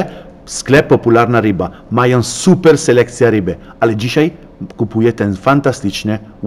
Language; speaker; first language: Polish; non-native, learner; Italian